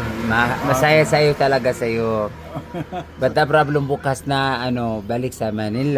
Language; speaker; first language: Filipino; non-native, learner; Arabic